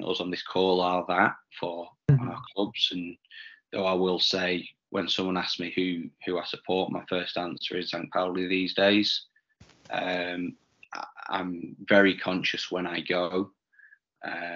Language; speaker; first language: English; native; English